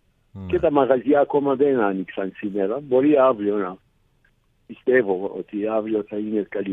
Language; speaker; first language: Greek; early bilingual, heritage; Greek